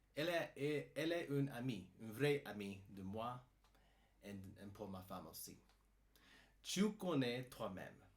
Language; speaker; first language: French; non-native, learner; English